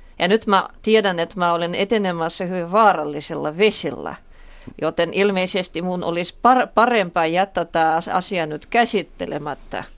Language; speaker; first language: Finnish; non-native, fluent; Russian